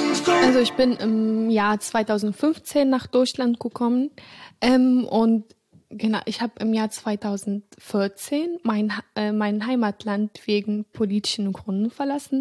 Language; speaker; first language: German; early bilingual, other home language; Arabic